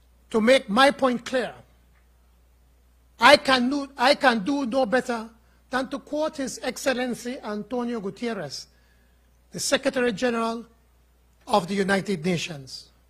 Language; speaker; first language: English; native; English